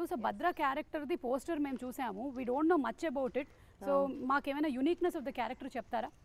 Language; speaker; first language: Telugu; native; Telugu